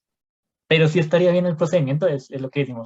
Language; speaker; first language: Spanish; native; Spanish